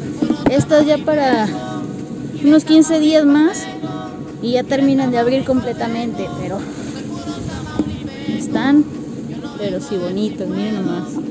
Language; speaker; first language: Spanish; native; Spanish